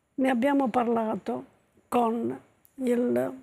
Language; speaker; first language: Italian; native; Italian